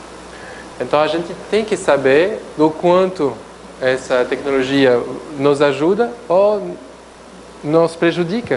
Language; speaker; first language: Portuguese; non-native, fluent; French